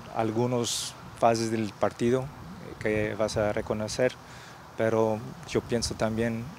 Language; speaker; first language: Spanish; non-native, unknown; English